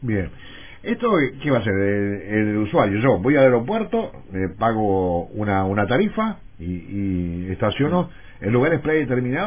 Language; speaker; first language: Spanish; native; Spanish